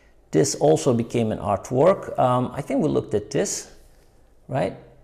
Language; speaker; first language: English; non-native, fluent; Turkish